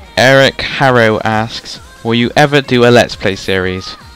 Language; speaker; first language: English; native; English